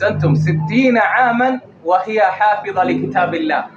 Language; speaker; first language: Arabic; native; Arabic